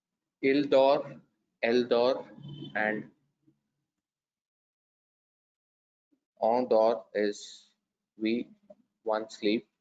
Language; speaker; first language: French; non-native, learner; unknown